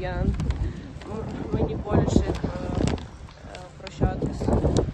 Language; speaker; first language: Ukrainian; non-native, local second language; Russian